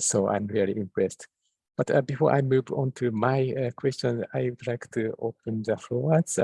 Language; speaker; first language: English; non-native, fluent; Japanese